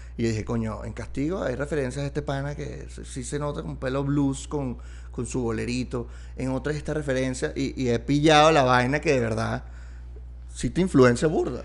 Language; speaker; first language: Spanish; native; Spanish